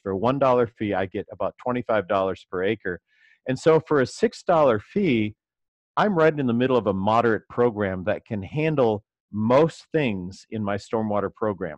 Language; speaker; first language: English; native; English